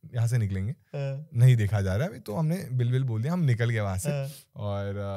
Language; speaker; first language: Hindi; non-native, local second language; Marathi